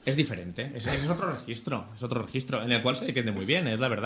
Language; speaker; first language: Spanish; native; Spanish